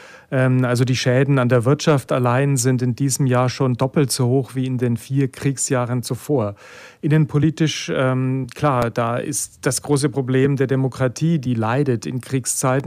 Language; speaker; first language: German; native; German